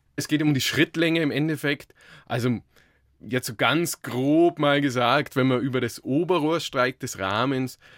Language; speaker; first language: German; native; German